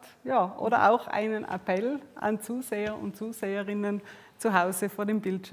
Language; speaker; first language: German; native; German